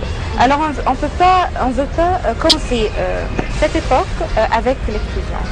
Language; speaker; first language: French; non-native, fluent; Arabic